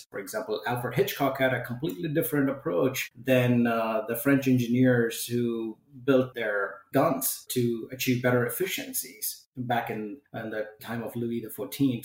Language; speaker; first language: English; non-native, local second language; Tamil